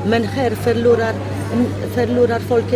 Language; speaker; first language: Swedish; non-native, fluent; Polish